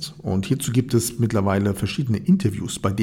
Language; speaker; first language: German; native; German